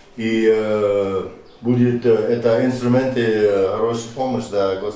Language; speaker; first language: Russian; non-native, learner; English